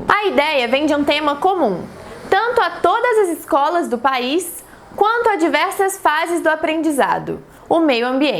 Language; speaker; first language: Portuguese; native; Portuguese